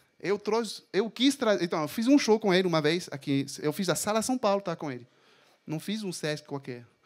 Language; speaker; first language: Portuguese; non-native, fluent; French